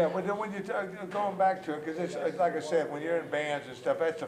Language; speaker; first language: English; native; English